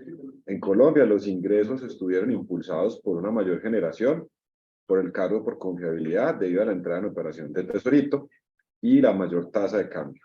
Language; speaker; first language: Spanish; native; Spanish